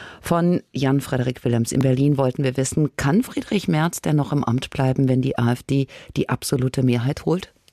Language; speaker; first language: German; native; German